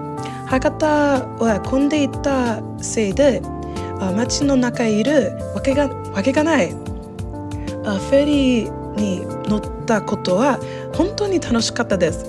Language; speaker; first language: Japanese; non-native, learner; English